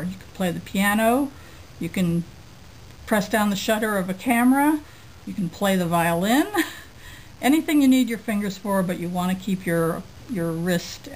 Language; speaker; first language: English; native; English